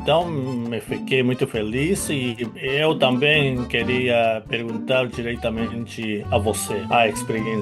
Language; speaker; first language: Portuguese; non-native, fluent; Japanese